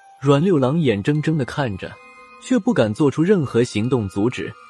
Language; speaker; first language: Chinese; native; Chinese